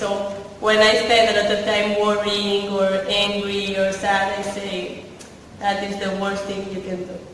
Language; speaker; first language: English; non-native, fluent; Spanish